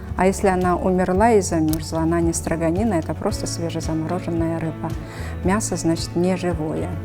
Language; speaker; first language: Russian; non-native, local second language; Yakut